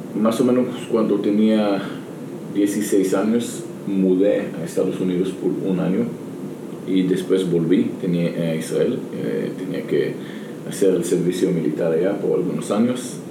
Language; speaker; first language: Spanish; non-native, learner; Hebrew